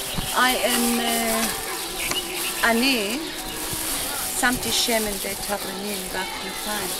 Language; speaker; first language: Hebrew; non-native, learner; English